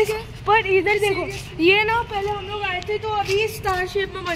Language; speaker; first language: Hindi; native; Hindi